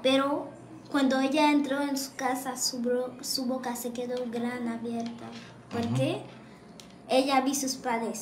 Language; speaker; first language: Spanish; non-native, learner; Haitian Creole